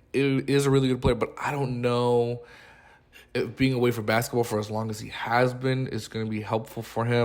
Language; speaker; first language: English; native; English